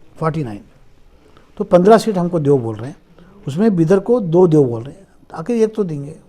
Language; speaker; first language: Hindi; non-native, local second language; Marathi